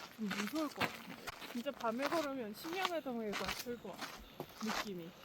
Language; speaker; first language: Korean; non-native, fluent; English